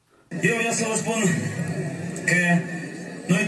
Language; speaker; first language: Romanian; non-native, local second language; Russian